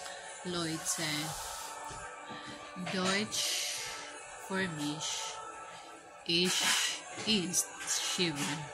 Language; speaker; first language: German; non-native, learner; Filipino